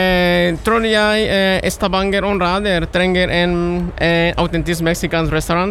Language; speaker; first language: Norwegian; non-native, learner; Spanish